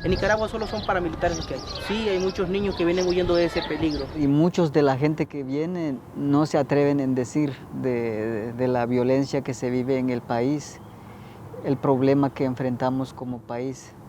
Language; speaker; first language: Spanish; native; Spanish